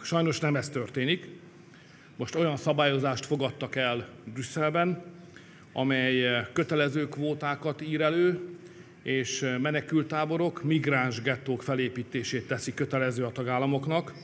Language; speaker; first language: Hungarian; native; Hungarian